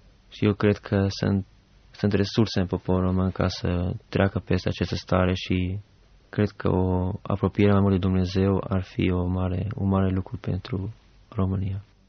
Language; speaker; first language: Romanian; non-native, fluent; Albanian